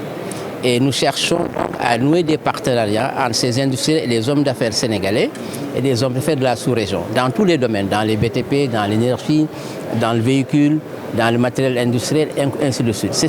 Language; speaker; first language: French; non-native, local second language; Wolof